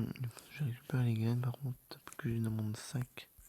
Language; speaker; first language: French; native; French